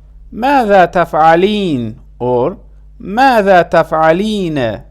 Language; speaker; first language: Arabic; non-native, fluent; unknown